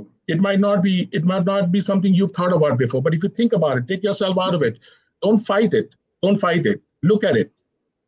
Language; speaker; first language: English; non-native, local second language; Hindi